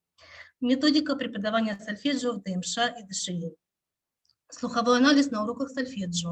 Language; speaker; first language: Russian; native; Russian